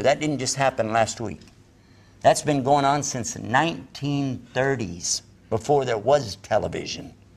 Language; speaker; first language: English; native; English